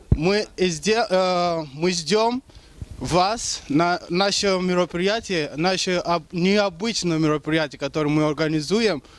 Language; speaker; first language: Russian; non-native, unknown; Lingala